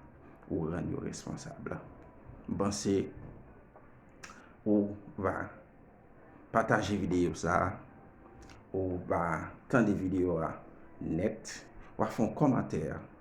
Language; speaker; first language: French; non-native, learner; Haitian Creole